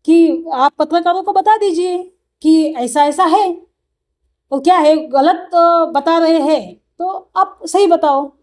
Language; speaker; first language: Hindi; non-native, local second language; Marathi